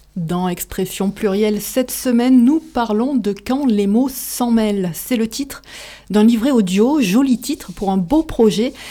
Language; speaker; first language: French; native; French